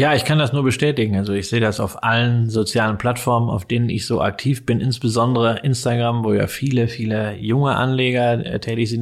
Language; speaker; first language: German; native; German